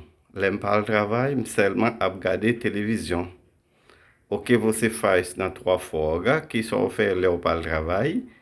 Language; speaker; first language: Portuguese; non-native, fluent; Haitian Creole